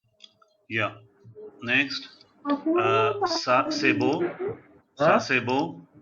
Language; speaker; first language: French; non-native, fluent; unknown